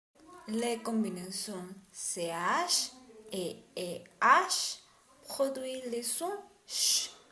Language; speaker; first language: French; non-native, learner; Spanish